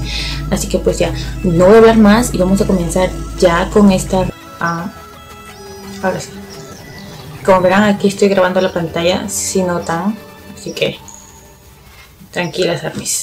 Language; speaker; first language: Spanish; native; Spanish